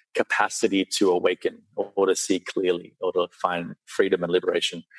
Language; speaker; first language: English; early bilingual, other home language; Sinhala